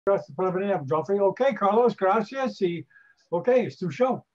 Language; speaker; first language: Spanish; non-native, learner; English